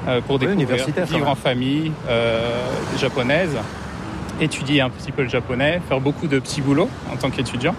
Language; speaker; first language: French; native; French